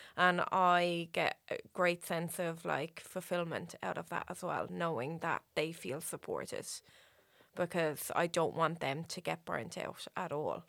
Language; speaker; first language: English; native; English